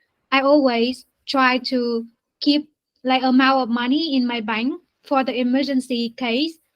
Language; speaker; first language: English; non-native, learner; Vietnamese